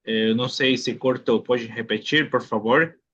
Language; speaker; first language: Portuguese; non-native, fluent; Spanish